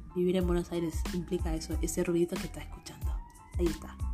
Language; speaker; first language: Spanish; non-native, fluent; Haitian Creole